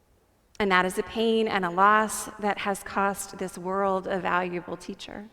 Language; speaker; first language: English; native; English